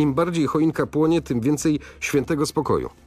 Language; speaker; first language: Polish; native; Polish